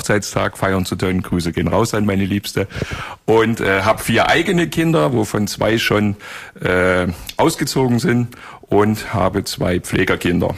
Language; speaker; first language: German; native; German